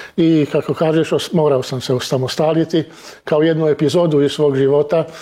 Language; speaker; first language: Croatian; early bilingual, heritage; Croatian